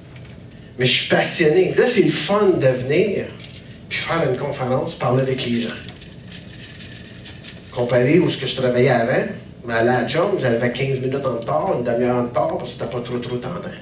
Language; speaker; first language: French; native; French